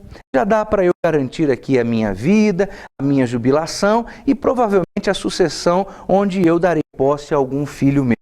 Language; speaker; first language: Portuguese; native; Portuguese